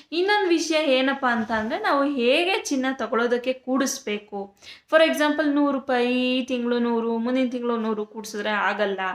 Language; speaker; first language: Kannada; native; Kannada